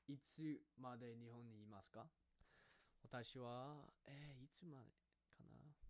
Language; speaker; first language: Japanese; non-native, learner; English